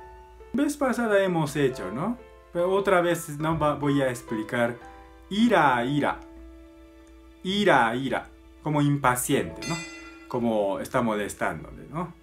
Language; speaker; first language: Spanish; non-native, learner; Japanese